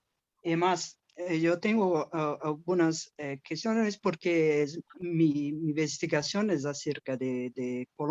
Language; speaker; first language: Spanish; non-native, learner; Portuguese